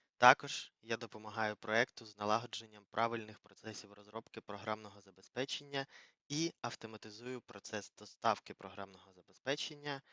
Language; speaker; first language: Ukrainian; native; Ukrainian